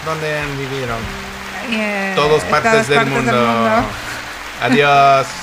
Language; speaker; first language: Spanish; non-native, learner; English